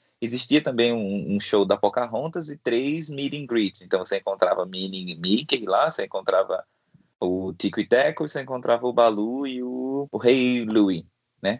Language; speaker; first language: Portuguese; native; Portuguese